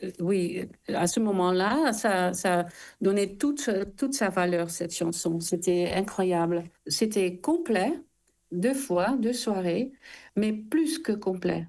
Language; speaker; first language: French; non-native, fluent; Dutch